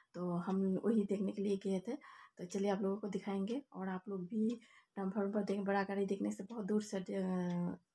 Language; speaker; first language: Hindi; non-native, local second language; Bangla